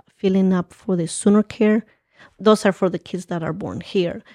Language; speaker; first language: English; early bilingual, other home language; Spanish